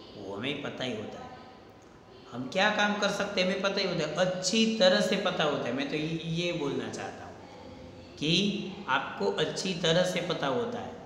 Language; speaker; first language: Hindi; non-native, local second language; Gujarati